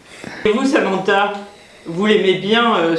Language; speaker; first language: French; native; French